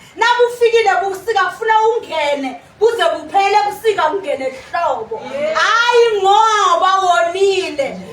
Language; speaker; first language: Zulu; non-native, local second language; Swati